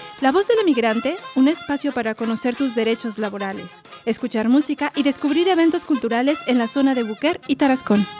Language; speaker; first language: Spanish; native; Spanish